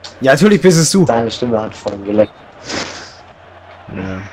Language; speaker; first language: German; native; German